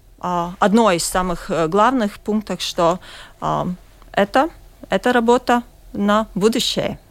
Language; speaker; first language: Russian; non-native, local second language; Latvian